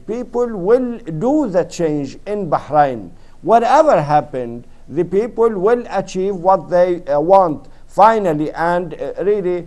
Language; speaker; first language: English; non-native, fluent; Arabic